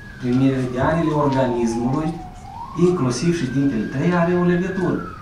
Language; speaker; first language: Romanian; native; Romanian